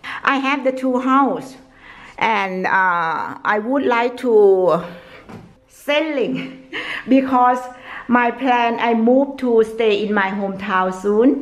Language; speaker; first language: English; non-native, learner; Thai